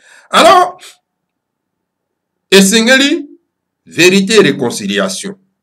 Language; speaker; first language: French; non-native, local second language; Lingala